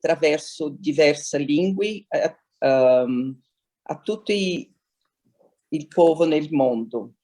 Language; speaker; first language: Italian; non-native, learner; Portuguese